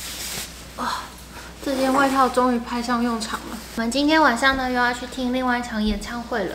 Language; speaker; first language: Chinese; native; Chinese